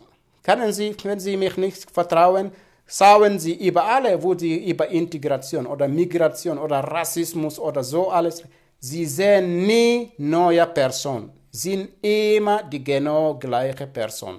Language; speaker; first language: German; non-native, fluent; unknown